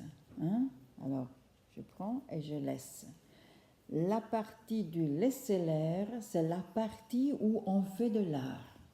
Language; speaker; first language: French; non-native, fluent; Italian